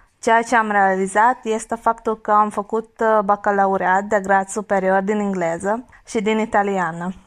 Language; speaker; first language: Romanian; non-native, fluent; Hungarian